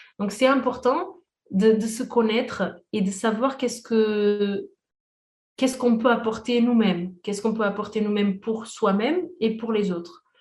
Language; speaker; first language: French; non-native, fluent; Portuguese